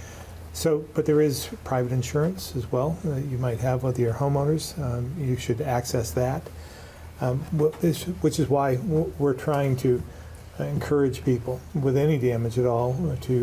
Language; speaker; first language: English; native; English